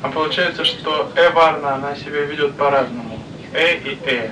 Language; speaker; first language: Russian; native; Russian